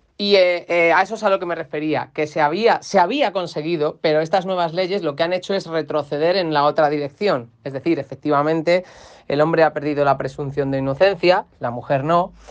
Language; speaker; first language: Spanish; native; Spanish